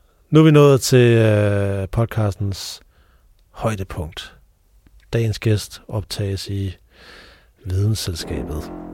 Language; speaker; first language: Danish; native; Danish